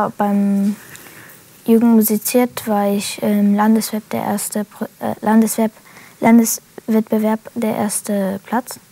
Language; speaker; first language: German; early bilingual, other home language; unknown